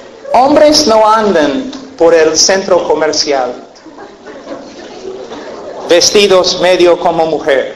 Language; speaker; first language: Spanish; non-native, fluent; English